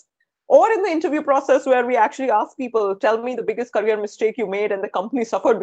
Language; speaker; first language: English; non-native, local second language; Hindi